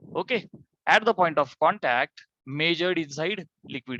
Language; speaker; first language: English; non-native, local second language; Marathi